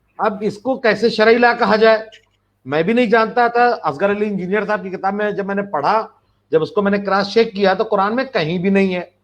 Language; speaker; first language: Hindi; native; Hindi